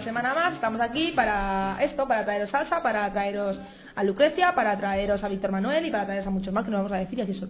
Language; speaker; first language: Spanish; native; Spanish